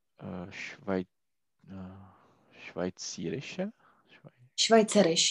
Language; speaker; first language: German; non-native, learner; Czech